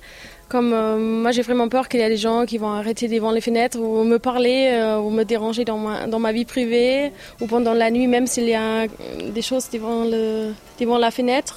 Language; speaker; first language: French; non-native, fluent; German